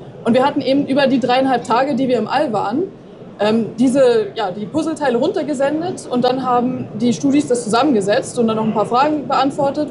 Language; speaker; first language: German; native; German